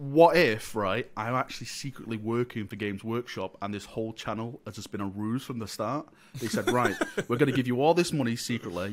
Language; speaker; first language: English; native; English